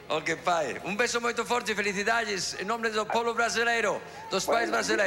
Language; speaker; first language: Portuguese; non-native, learner; Spanish